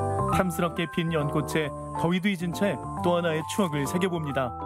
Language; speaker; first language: Korean; native; Korean